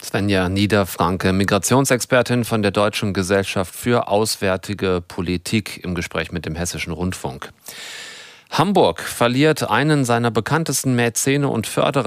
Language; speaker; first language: German; native; German